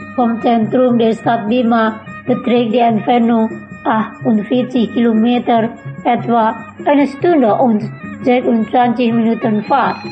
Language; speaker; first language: German; non-native, fluent; Indonesian